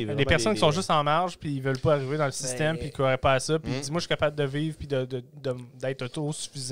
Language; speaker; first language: French; native; French